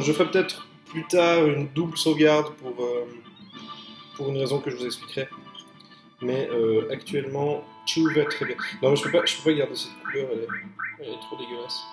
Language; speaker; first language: French; native; French